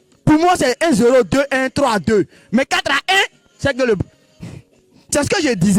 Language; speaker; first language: French; non-native, local second language; Wolof